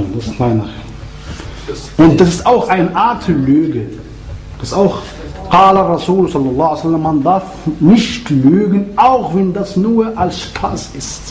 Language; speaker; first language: German; non-native, fluent; Arabic